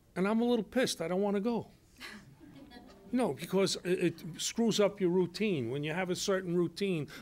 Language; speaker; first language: English; native; English